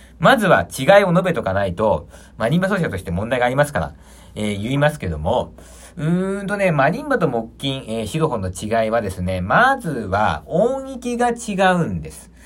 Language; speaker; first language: Japanese; native; Japanese